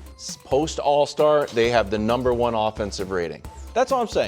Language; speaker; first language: English; native; English